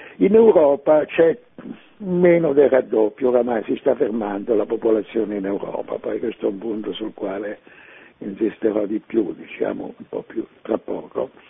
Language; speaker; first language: Italian; native; Italian